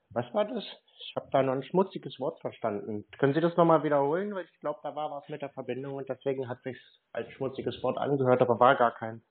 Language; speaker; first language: German; native; German